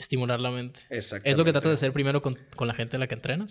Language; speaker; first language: Spanish; native; Spanish